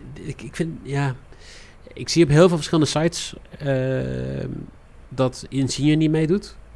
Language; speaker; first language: Dutch; native; Dutch